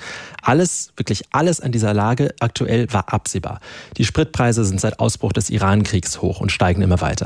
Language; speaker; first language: German; native; German